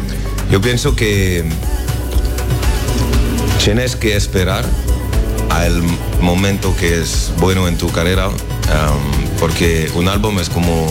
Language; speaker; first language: Spanish; non-native, learner; French